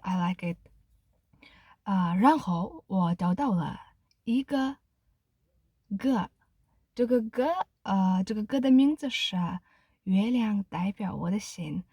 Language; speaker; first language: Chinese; non-native, learner; Kazakh